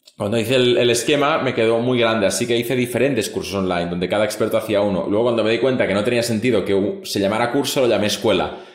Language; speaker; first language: Spanish; non-native, local second language; Catalan